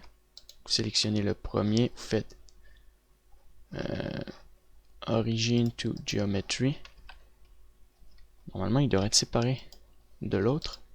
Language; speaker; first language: French; native; French